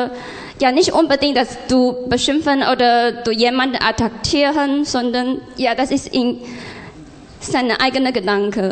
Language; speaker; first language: German; non-native, learner; Chinese